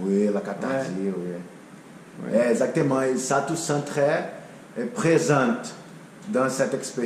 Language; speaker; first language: French; non-native, learner; Portuguese